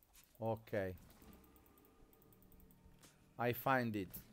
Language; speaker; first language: English; non-native, learner; Italian